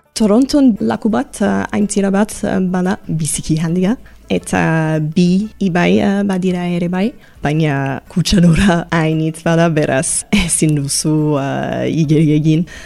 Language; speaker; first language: Basque; non-native, learner; English